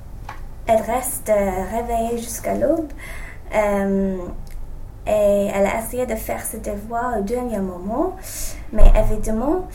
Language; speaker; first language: French; non-native, learner; English